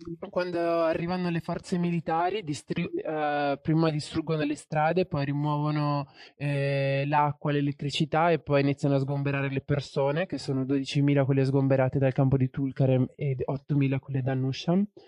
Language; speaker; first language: Italian; native; Italian